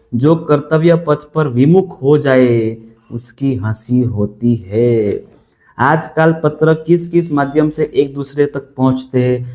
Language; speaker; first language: Hindi; non-native, local second language; Gujarati